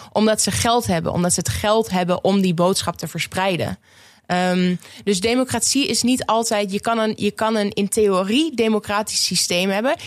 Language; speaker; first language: Dutch; native; Dutch